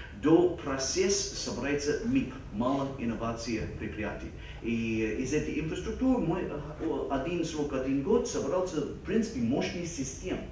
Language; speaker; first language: Russian; non-native, fluent; English